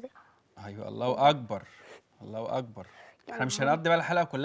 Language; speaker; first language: Arabic; native; Arabic